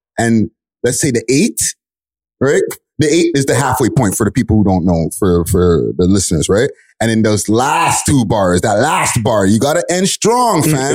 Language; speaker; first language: English; native; English